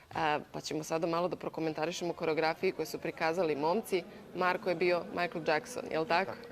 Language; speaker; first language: Bosnian; native; Bosnian